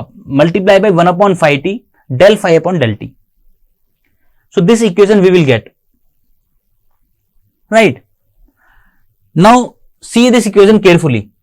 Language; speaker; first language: English; non-native, local second language; Hindi